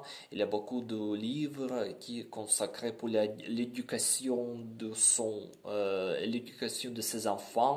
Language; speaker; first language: French; non-native, learner; Ukrainian